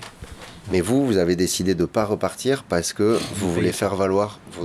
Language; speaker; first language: French; native; French